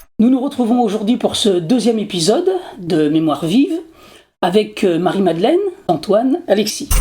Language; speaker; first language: French; native; French